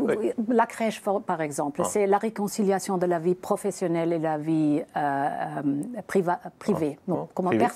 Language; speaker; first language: French; non-native, fluent; German